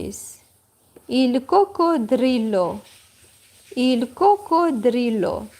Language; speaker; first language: Italian; non-native, learner; Portuguese